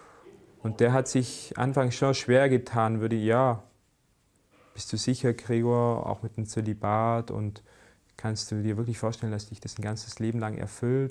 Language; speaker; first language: German; native; German